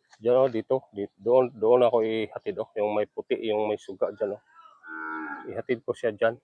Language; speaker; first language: Filipino; non-native, local second language; Hiligaynon